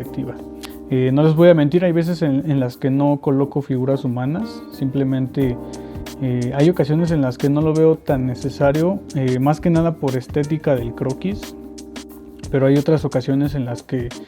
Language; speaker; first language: Spanish; native; Spanish